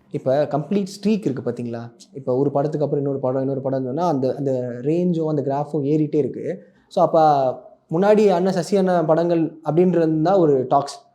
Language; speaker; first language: Tamil; native; Tamil